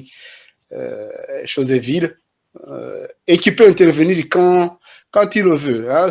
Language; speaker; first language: French; non-native, local second language; Kinyarwanda